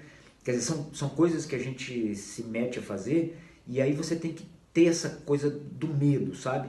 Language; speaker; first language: Portuguese; native; Portuguese